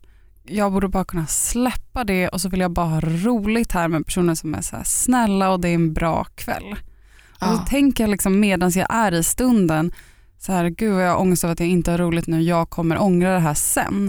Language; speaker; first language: Swedish; native; Swedish